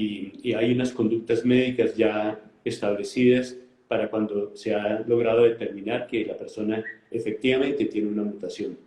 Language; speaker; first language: Spanish; native; Spanish